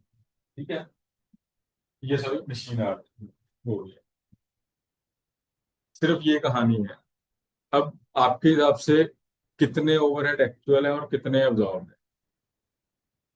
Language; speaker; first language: Hindi; native; Hindi